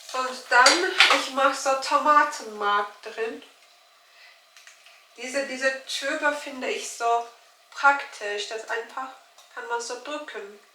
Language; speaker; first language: German; non-native, learner; Turkish